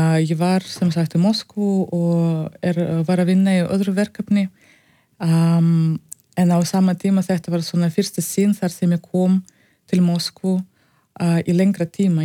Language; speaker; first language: Icelandic; non-native, fluent; Russian